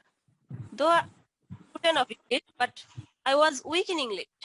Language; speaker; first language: English; non-native, fluent; Bangla